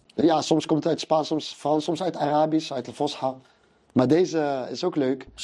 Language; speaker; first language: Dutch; early bilingual, other home language; Arabic